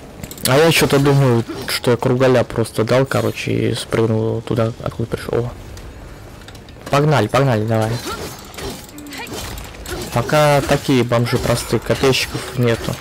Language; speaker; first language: Russian; native; Russian